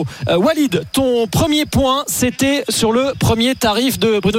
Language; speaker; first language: French; native; French